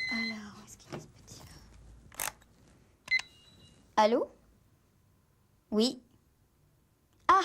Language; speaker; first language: French; native; French